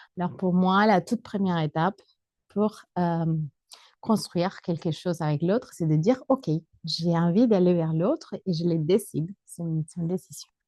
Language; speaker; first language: French; non-native, fluent; Spanish